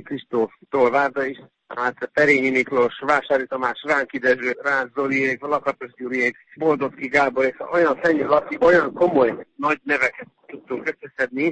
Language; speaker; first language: Hungarian; native; Hungarian